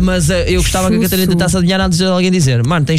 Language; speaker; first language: Portuguese; native; Portuguese